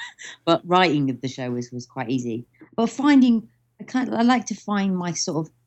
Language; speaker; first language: English; native; English